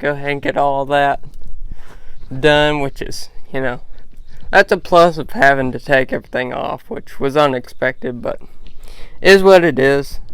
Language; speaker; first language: English; native; English